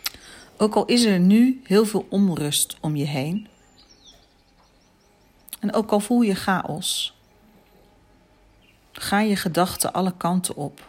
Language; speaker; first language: Dutch; native; Dutch